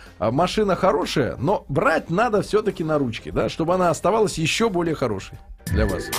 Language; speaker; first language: Russian; native; Russian